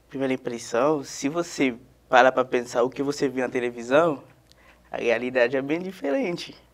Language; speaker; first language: Portuguese; non-native, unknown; Haitian Creole